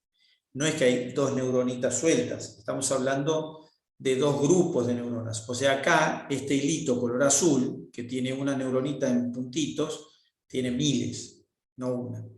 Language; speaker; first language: Spanish; native; Spanish